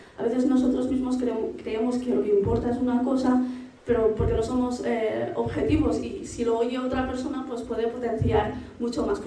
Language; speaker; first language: Spanish; early bilingual, other home language; Arabic